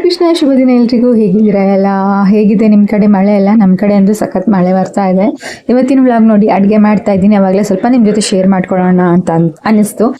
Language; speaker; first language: Kannada; native; Kannada